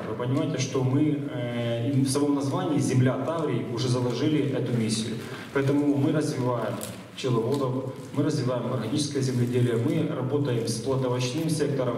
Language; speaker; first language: Russian; native; Russian